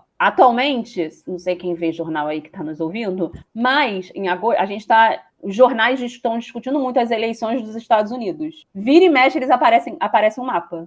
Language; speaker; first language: Portuguese; native; Portuguese